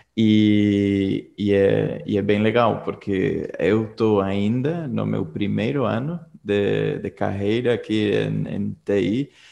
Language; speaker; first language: Portuguese; non-native, fluent; Spanish